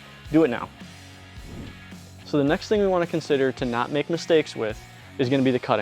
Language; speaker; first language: English; native; English